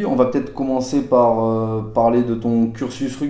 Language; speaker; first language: French; native; French